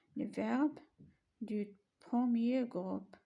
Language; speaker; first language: French; non-native, local second language; Arabic